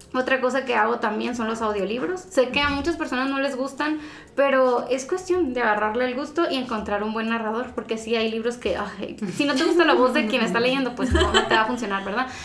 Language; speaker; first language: Spanish; native; Spanish